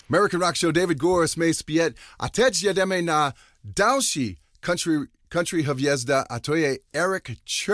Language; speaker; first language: Czech; non-native, fluent; English